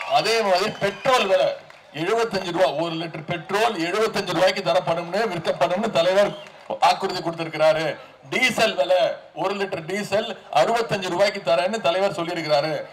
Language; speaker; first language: Tamil; native; Tamil